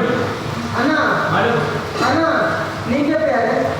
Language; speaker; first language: Hindi; non-native, learner; Bangla